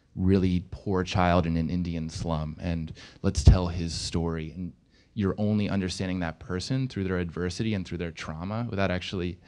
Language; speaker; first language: English; native; English